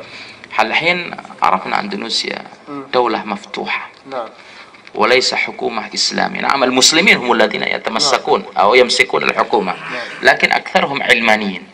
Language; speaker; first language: Arabic; non-native, fluent; Indonesian